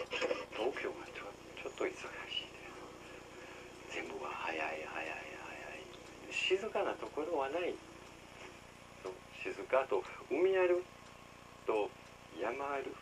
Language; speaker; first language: Japanese; non-native, learner; French